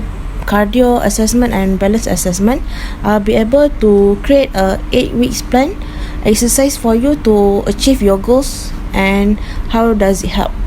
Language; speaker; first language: English; non-native, local second language; Malay